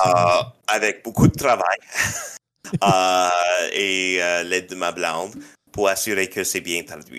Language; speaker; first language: French; non-native, local second language; English